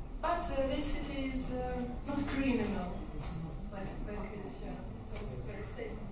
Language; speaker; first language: English; non-native, learner; Russian